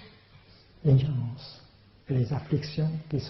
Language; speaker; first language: French; non-native, fluent; Vietnamese